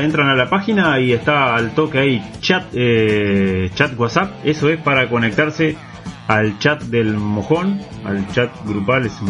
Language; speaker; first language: Spanish; native; Spanish